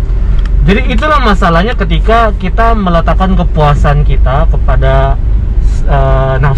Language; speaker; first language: Indonesian; native; Indonesian